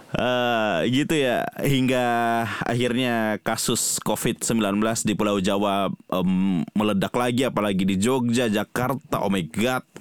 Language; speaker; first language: Indonesian; non-native, local second language; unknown